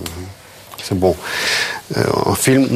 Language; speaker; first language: French; non-native, fluent; Russian